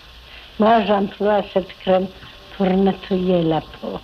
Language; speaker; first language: French; non-native, fluent; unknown